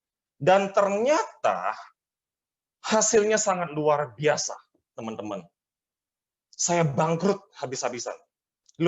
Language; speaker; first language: Indonesian; native; Indonesian